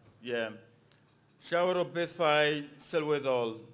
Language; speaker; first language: Welsh; non-native, fluent; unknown